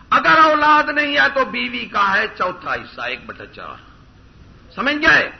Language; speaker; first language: Urdu; non-native, local second language; Punjabi